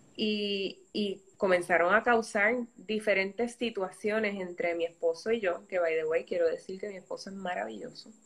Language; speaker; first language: Spanish; native; Spanish